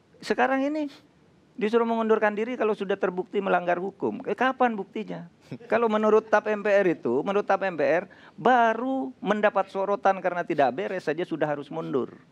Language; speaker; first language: Indonesian; non-native, local second language; Madurese